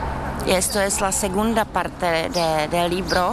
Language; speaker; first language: Spanish; non-native, learner; Czech